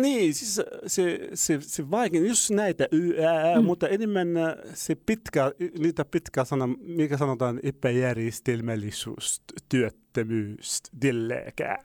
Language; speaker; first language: Finnish; non-native, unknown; Arabic